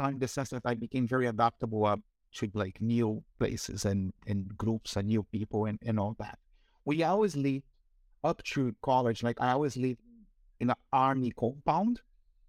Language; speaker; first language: English; non-native, fluent; Portuguese